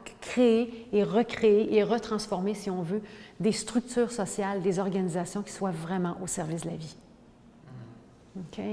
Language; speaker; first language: French; native; French